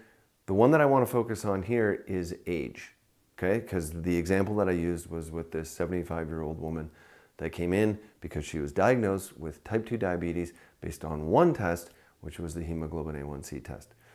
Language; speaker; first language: English; native; English